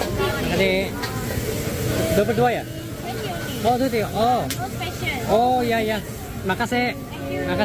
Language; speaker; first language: Indonesian; non-native, learner; Korean